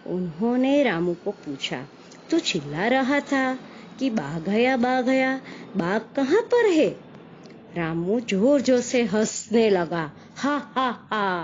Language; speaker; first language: Hindi; non-native, local second language; Gujarati